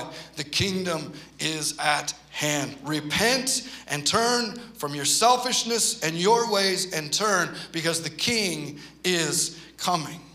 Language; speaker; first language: English; native; English